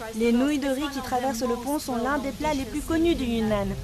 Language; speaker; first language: French; non-native, fluent; Ukrainian